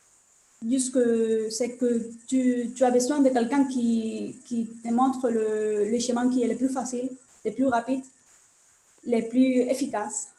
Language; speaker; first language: French; non-native, learner; Spanish